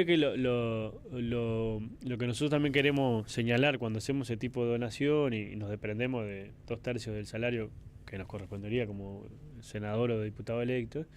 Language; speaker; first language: Spanish; native; Spanish